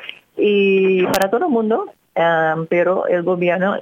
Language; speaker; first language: Spanish; non-native, fluent; English